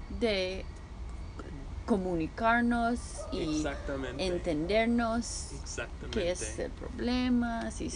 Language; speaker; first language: Spanish; non-native, fluent; English